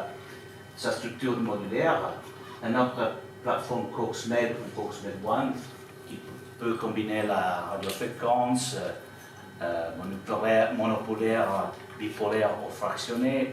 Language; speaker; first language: French; non-native, fluent; Italian